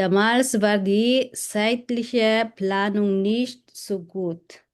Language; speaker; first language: German; non-native, fluent; Filipino